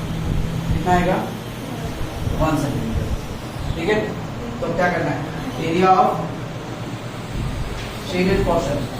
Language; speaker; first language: Hindi; native; Hindi